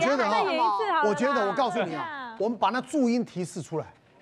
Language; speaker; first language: Chinese; native; Chinese